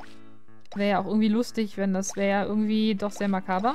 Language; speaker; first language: German; native; German